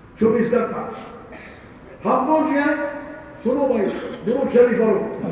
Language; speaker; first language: Urdu; non-native, learner; Arabic